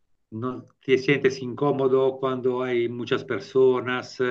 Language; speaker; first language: Spanish; non-native, learner; Italian